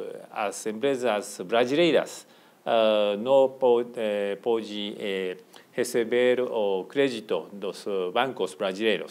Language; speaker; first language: Portuguese; non-native, fluent; Japanese